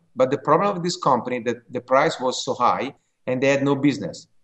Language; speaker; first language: English; non-native, fluent; Italian